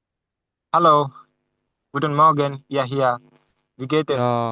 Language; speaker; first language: German; non-native, learner; Bangla